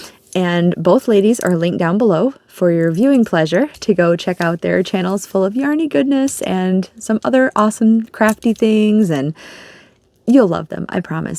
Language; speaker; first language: English; native; English